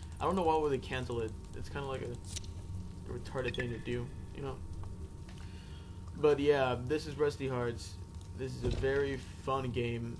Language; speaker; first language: English; native; English